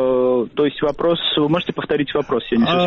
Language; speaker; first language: Russian; non-native, fluent; Georgian